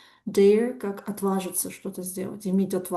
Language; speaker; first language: Russian; native; Russian